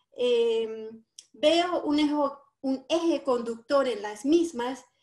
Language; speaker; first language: Spanish; native; Spanish